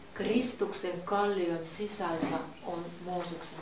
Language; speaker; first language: Finnish; non-native, fluent; Russian